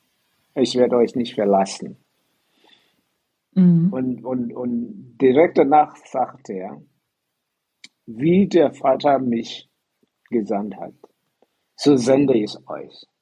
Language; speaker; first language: German; non-native, fluent; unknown